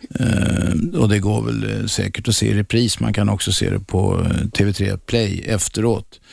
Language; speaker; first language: Swedish; native; Swedish